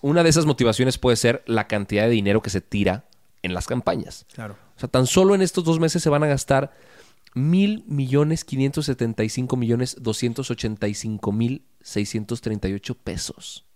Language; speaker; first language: Spanish; native; Spanish